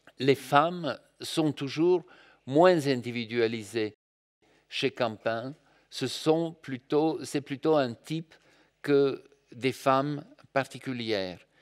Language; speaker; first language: French; non-native, fluent; Bulgarian